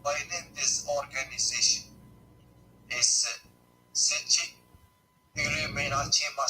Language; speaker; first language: English; non-native, learner; Arabic